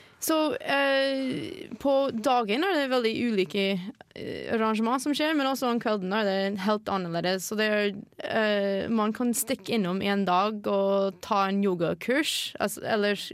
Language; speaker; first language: Norwegian; non-native, fluent; English